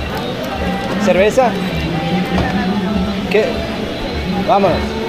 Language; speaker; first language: Spanish; non-native, learner; Serbian